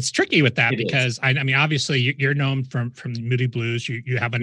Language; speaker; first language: English; native; English